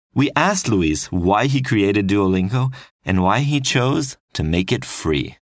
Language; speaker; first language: English; non-native, fluent; French